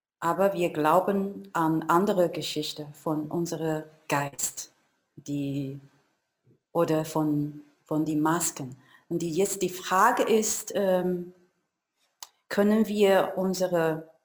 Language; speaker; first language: German; non-native, learner; Chinese